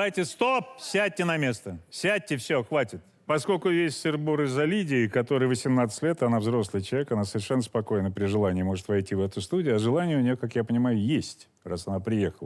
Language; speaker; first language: Russian; native; Russian